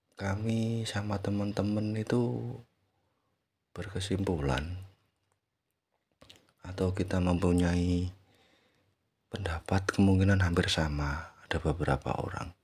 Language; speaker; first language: Indonesian; native; Indonesian